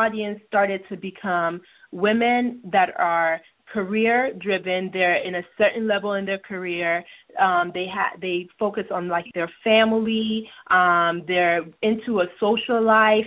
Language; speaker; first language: English; non-native, local second language; Yoruba